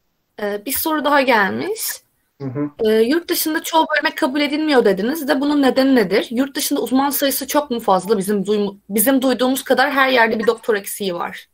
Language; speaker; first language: Turkish; native; Turkish